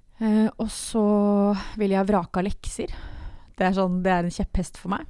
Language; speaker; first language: Norwegian; native; Norwegian